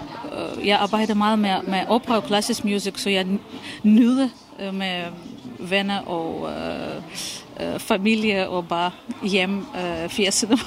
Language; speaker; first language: Danish; non-native, fluent; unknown